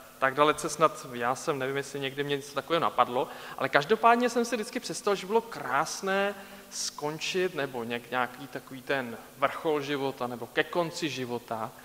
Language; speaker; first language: Czech; native; Czech